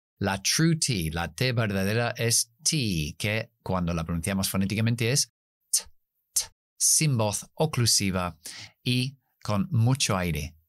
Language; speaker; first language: Spanish; non-native, fluent; English